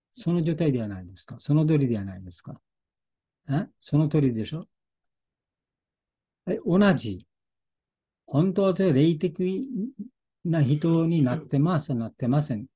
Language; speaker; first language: Japanese; non-native, fluent; Bangla